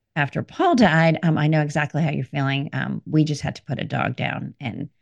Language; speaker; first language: English; early bilingual, other home language; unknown